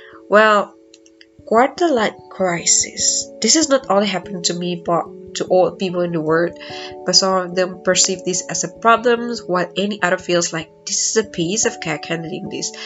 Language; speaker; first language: English; non-native, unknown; Indonesian